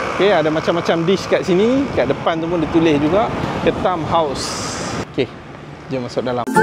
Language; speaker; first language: Malay; native; Malay